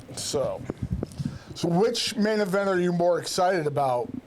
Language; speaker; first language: English; native; English